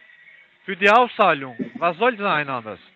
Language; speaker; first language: German; early bilingual, other home language; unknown